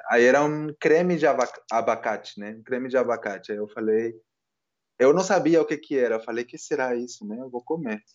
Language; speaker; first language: Portuguese; non-native, fluent; Spanish